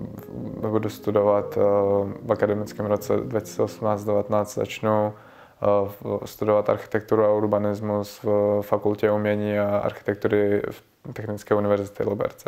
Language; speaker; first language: Czech; early bilingual, other home language; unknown